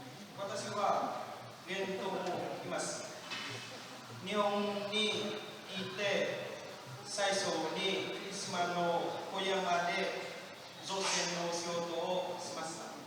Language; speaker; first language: Japanese; non-native, learner; Vietnamese